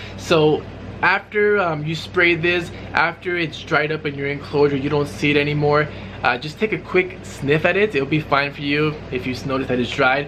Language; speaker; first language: English; native; English